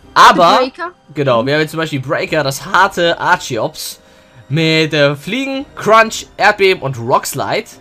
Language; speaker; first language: German; native; German